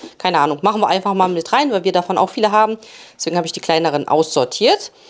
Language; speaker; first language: German; early bilingual, other home language; Polish